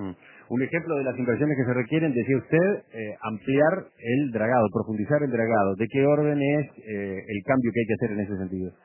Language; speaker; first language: Spanish; native; Spanish